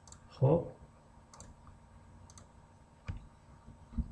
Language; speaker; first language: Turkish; non-native, fluent; Tajik